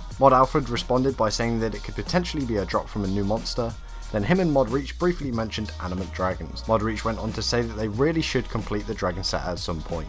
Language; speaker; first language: English; native; English